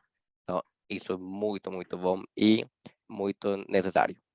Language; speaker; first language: Portuguese; non-native, fluent; Spanish